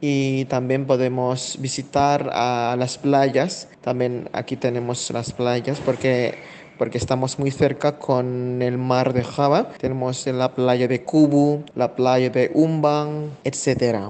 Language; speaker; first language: Spanish; non-native, fluent; Indonesian